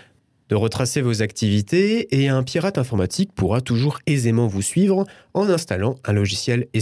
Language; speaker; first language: French; native; French